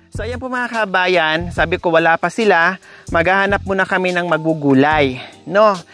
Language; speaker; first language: Filipino; non-native, local second language; Cebuano